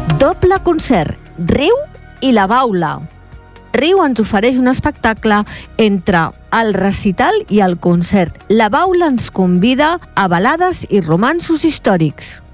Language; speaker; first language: Catalan; native; Catalan